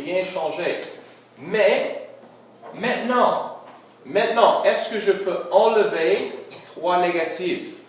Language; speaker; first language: French; non-native, local second language; English